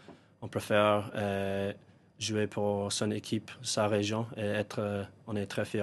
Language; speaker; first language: French; non-native, fluent; English